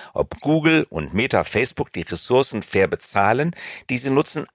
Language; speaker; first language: German; native; German